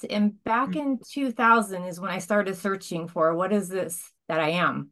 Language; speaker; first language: English; native; English